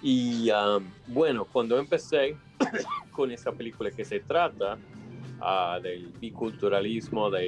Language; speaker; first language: Spanish; non-native, fluent; English